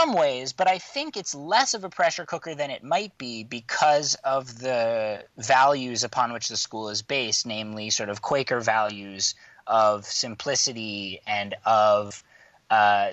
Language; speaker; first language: English; native; English